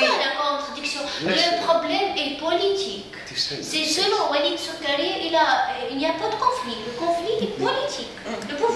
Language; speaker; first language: French; non-native, learner; Arabic